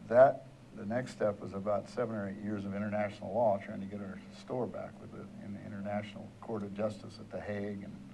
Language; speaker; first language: English; native; English